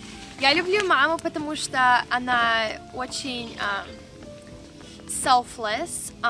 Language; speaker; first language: Russian; early bilingual, heritage; Russian